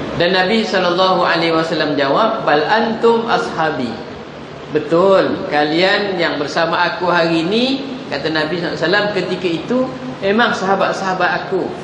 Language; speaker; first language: Malay; non-native, local second language; Javanese